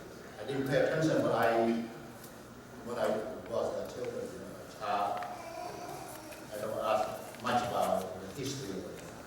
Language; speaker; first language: English; non-native, learner; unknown